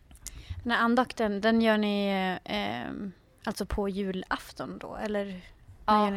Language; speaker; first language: Swedish; native; Swedish